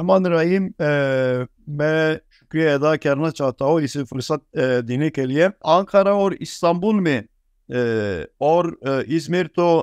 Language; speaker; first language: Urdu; non-native, fluent; Turkish